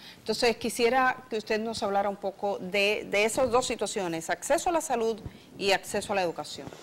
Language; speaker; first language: Spanish; native; Spanish